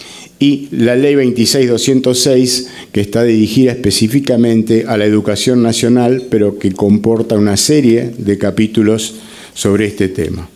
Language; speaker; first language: Spanish; native; Spanish